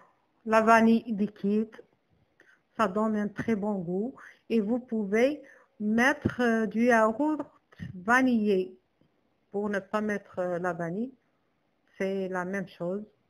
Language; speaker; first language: French; non-native, local second language; Arabic